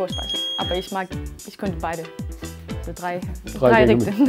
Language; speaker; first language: German; non-native, learner; Danish